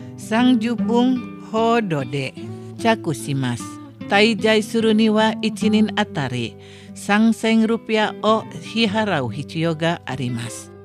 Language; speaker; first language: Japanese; non-native, fluent; Indonesian